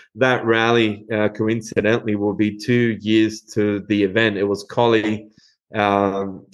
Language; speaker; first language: English; non-native, fluent; Spanish